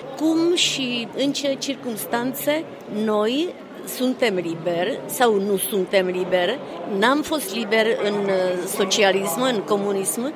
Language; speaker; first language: Romanian; non-native, fluent; Czech